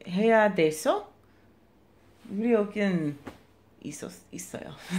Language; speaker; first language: Korean; non-native, learner; English